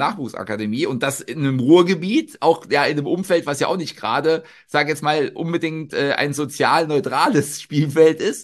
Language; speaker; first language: German; native; German